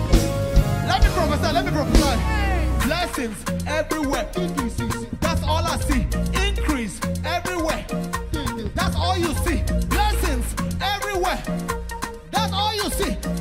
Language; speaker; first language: English; non-native, local second language; Igbo